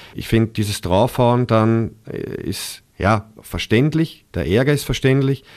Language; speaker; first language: German; native; German